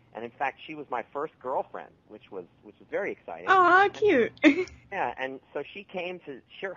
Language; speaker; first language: English; native; English